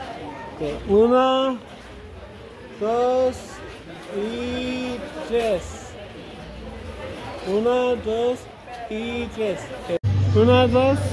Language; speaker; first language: Spanish; early bilingual, heritage; Spanish